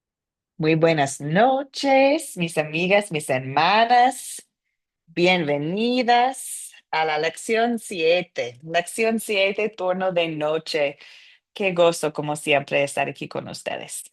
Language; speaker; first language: Spanish; non-native, fluent; English